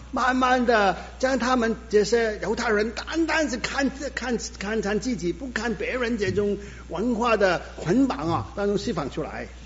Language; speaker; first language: Chinese; native; Chinese